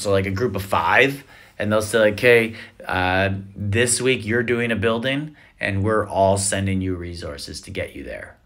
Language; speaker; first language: English; native; English